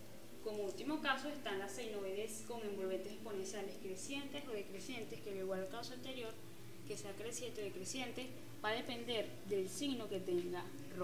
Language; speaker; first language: Spanish; native; Spanish